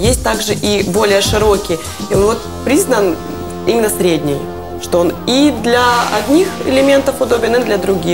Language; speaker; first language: Russian; native; Russian